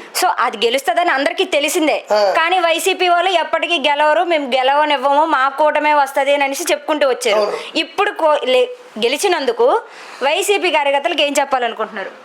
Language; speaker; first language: Telugu; native; Telugu